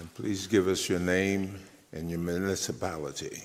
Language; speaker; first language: English; native; English